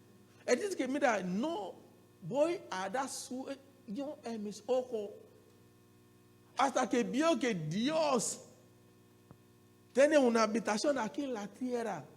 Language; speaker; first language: Spanish; non-native, learner; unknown